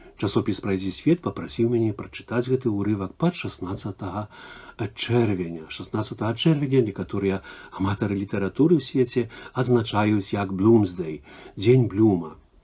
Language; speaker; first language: Belarusian; native; Belarusian